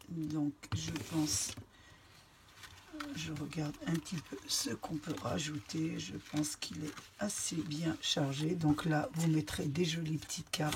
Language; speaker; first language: French; native; French